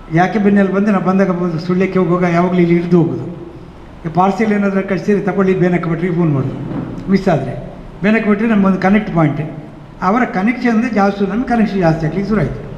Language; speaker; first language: Kannada; native; Kannada